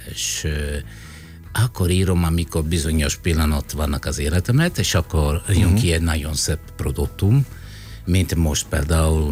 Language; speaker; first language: Hungarian; non-native, fluent; Italian